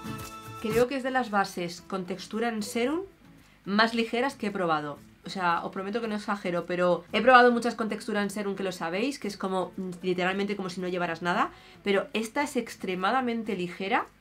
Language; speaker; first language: Spanish; native; Spanish